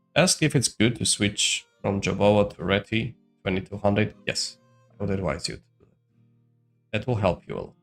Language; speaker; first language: English; non-native, fluent; Georgian